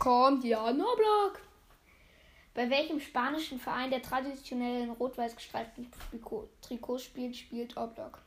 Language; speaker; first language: German; native; German